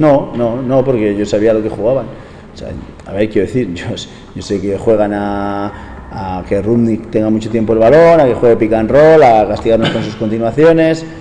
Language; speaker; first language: Spanish; native; Spanish